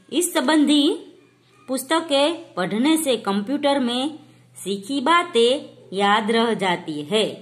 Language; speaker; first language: Hindi; non-native, local second language; Gujarati